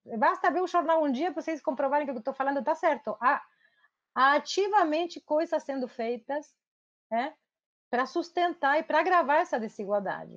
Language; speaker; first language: Portuguese; non-native, fluent; Spanish